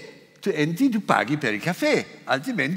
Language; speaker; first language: Italian; non-native, fluent; German